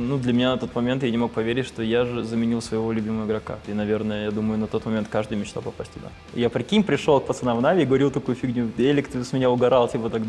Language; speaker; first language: Russian; native; Russian